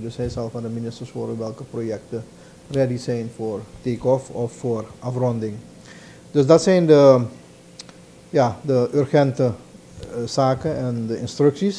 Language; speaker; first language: Dutch; native; Dutch